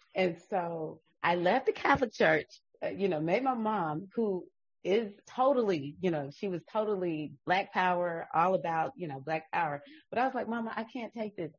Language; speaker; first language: English; native; English